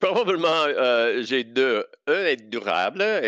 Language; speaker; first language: French; non-native, local second language; English